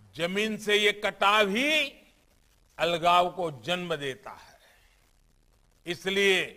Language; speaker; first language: Hindi; non-native, local second language; Gujarati